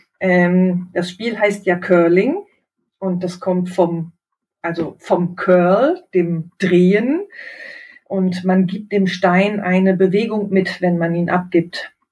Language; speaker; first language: German; native; German